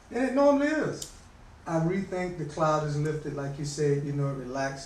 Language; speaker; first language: English; native; English